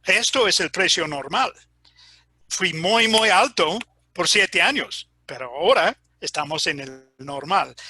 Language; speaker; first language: Spanish; non-native, fluent; English